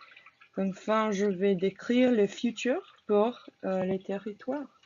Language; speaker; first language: French; non-native, learner; English